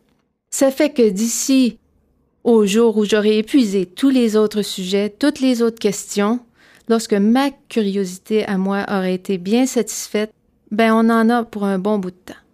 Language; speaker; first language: French; native; French